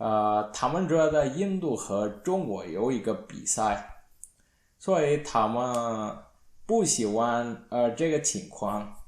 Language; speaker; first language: Chinese; non-native, learner; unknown